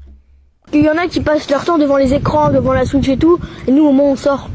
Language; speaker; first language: French; native; French